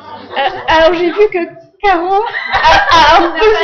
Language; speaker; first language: French; native; French